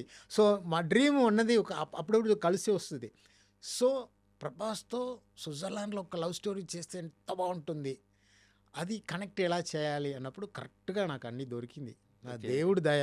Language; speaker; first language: Telugu; non-native, fluent; Tamil